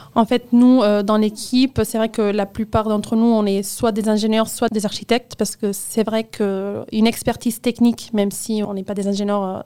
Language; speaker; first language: French; non-native, fluent; Spanish